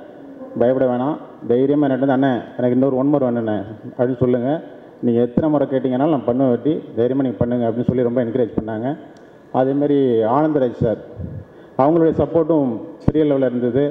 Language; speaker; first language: Tamil; native; Tamil